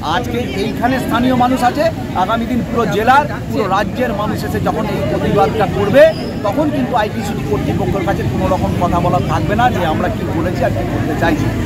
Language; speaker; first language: Bangla; non-native, local second language; Santali